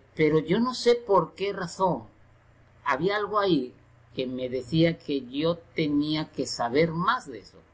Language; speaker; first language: Spanish; native; Spanish